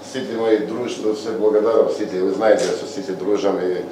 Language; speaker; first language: Macedonian; non-native, learner; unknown